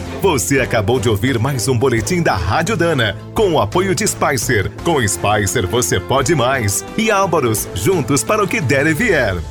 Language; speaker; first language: Portuguese; native; Portuguese